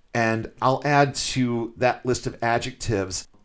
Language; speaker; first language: English; native; English